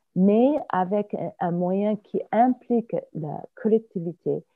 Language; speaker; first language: French; non-native, fluent; English